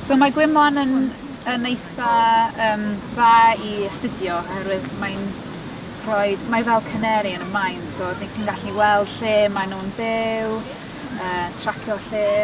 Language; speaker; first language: Welsh; non-native, fluent; English